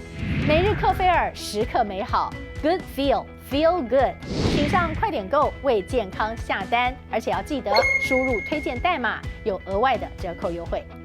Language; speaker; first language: Chinese; native; Chinese